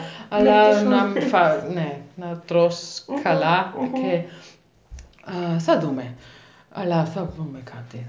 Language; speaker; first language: Greek; non-native, learner; German